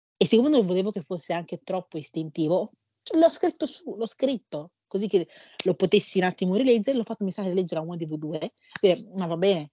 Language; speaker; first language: Italian; early bilingual, other home language; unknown